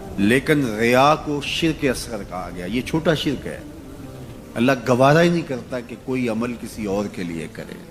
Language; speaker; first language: Urdu; non-native, local second language; Punjabi